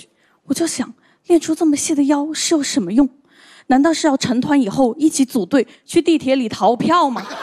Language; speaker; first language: Chinese; native; Chinese